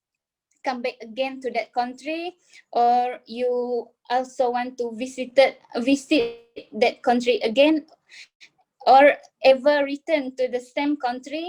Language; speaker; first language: English; non-native, local second language; Malay